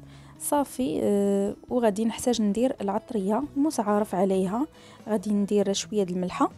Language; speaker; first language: Arabic; native; Arabic